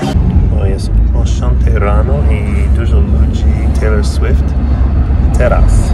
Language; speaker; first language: Polish; non-native, learner; English